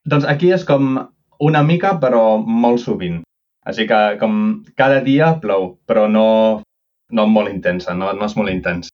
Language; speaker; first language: Catalan; non-native, fluent; English